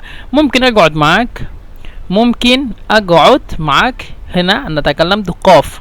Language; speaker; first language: Arabic; non-native, fluent; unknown